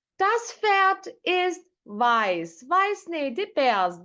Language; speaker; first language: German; non-native, fluent; Turkish